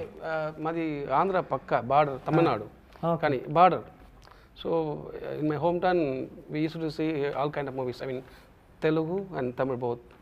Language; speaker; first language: Telugu; non-native, local second language; Tamil